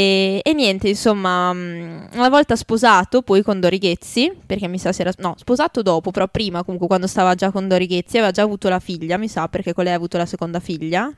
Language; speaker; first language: Italian; native; Italian